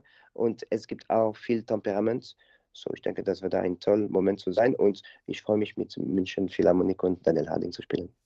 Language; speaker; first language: German; non-native, learner; French